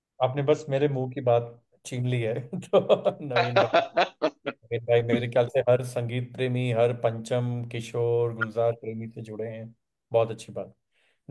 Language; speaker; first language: Hindi; native; Hindi